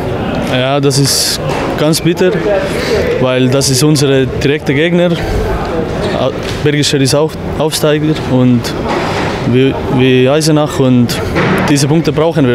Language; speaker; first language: German; non-native, learner; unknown